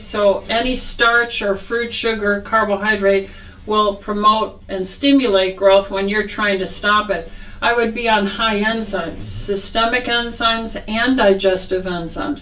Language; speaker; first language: English; native; English